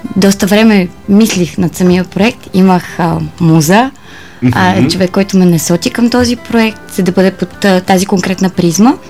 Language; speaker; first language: Bulgarian; native; Bulgarian